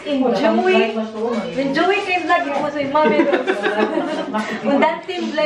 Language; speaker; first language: German; non-native, learner; Filipino